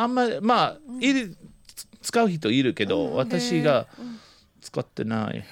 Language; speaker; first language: Japanese; non-native, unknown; English